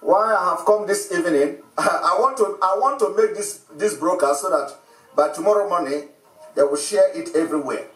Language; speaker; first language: English; non-native, local second language; Igbo